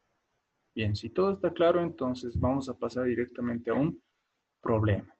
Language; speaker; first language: Spanish; native; Spanish